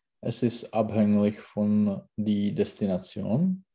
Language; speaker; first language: German; non-native, learner; Czech